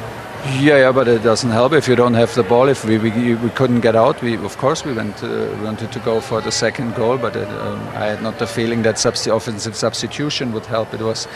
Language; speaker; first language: English; non-native, fluent; German